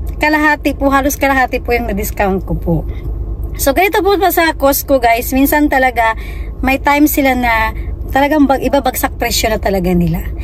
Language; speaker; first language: Filipino; non-native, local second language; Cebuano